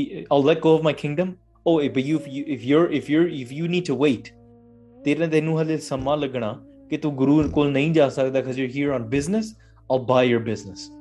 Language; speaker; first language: English; early bilingual, other home language; Punjabi